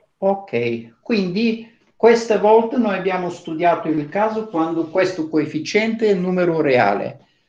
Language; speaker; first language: Italian; non-native, fluent; Bulgarian